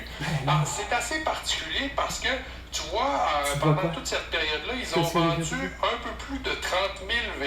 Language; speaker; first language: French; native; French